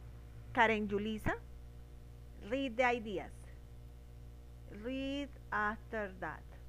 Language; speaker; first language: English; non-native, learner; Spanish